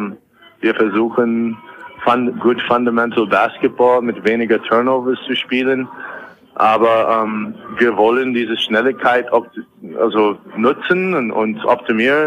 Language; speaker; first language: German; non-native, fluent; English